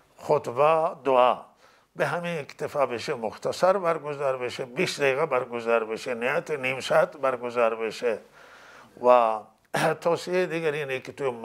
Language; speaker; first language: Persian; non-native, local second language; Baluchi